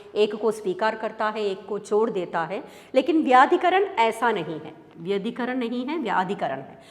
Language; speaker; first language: Hindi; non-native, local second language; Malayalam